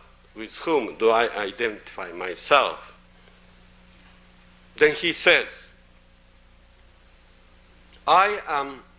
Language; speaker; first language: English; non-native, fluent; Japanese